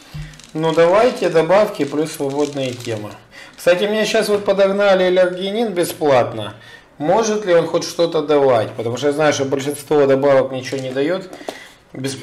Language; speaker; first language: Russian; native; Russian